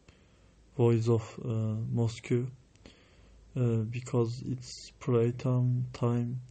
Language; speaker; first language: English; non-native, learner; Turkish